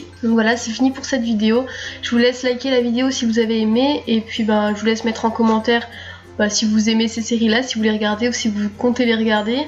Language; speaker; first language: French; native; French